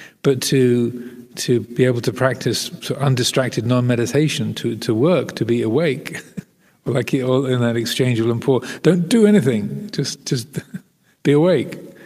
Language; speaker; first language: English; native; English